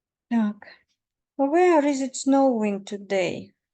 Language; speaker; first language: English; non-native, fluent; Ukrainian